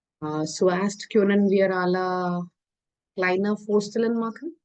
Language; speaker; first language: German; non-native, fluent; Hindi